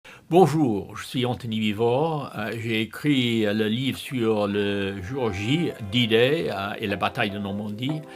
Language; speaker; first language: French; non-native, fluent; English